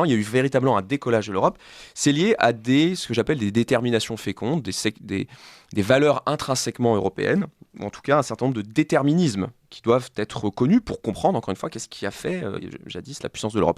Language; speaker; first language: French; native; French